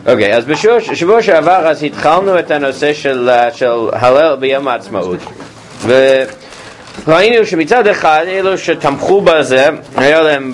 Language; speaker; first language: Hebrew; non-native, fluent; English